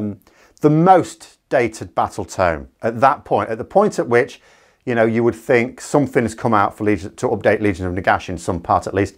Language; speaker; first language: English; native; English